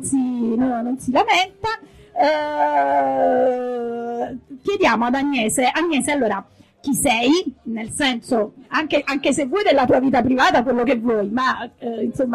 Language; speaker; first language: Italian; native; Italian